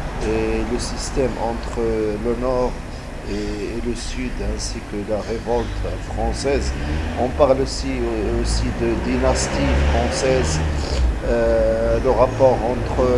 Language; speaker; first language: French; non-native, local second language; Arabic